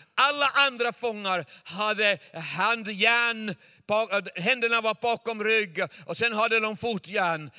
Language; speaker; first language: Swedish; non-native, fluent; Chinese